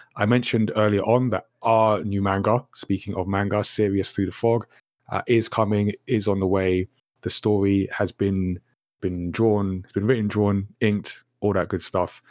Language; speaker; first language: English; native; English